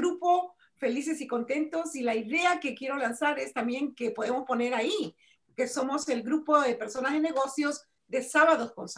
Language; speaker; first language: Spanish; native; Spanish